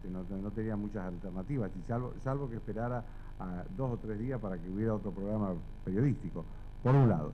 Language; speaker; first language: Spanish; native; Spanish